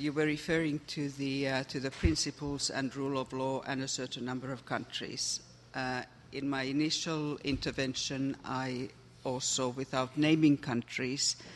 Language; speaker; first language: English; non-native, fluent; Finnish